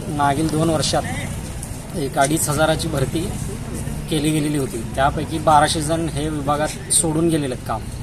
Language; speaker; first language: Marathi; native; Marathi